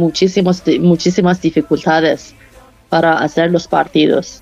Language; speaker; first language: Spanish; non-native, fluent; Persian